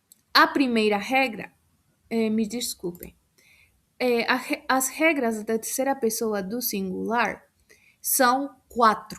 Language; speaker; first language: Portuguese; non-native, fluent; Spanish